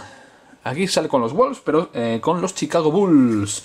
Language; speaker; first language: Spanish; native; Spanish